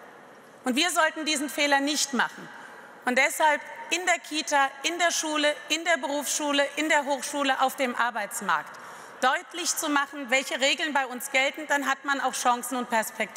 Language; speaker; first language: German; native; German